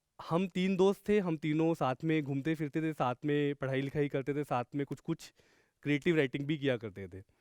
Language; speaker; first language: Hindi; native; Hindi